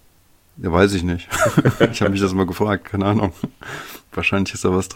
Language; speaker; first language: German; native; German